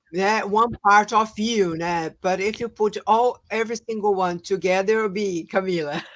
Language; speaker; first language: English; non-native, fluent; Portuguese